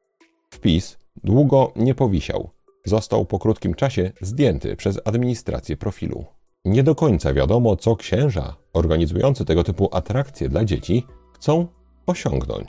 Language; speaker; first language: Polish; native; Polish